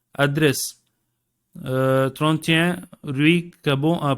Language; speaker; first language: French; non-native, learner; Tamil